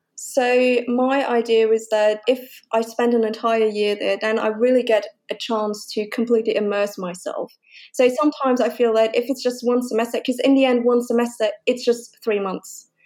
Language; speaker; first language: English; non-native, fluent; German